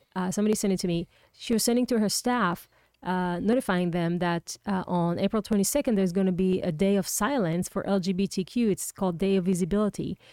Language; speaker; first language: English; non-native, fluent; Hebrew